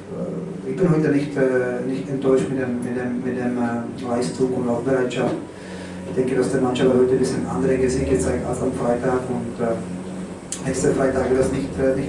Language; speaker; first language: German; non-native, learner; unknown